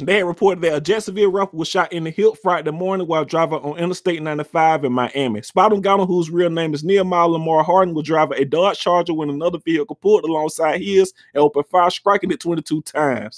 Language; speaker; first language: English; native; English